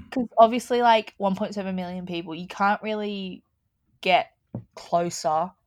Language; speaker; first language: English; native; English